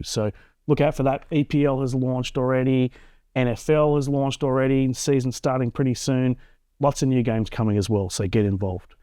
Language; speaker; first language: English; native; English